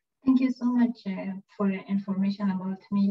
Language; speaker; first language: English; non-native, learner; Persian